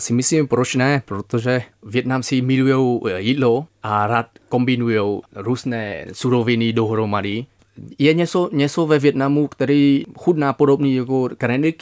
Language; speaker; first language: Czech; non-native, fluent; Vietnamese